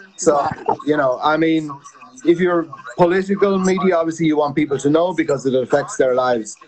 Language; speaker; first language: English; native; English